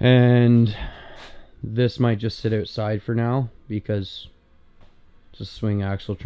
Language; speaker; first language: English; native; English